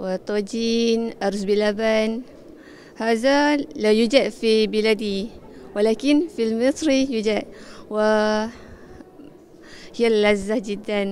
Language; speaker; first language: Arabic; non-native, learner; Malay